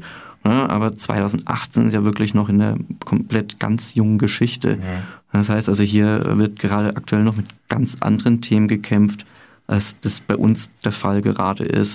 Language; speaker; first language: German; native; German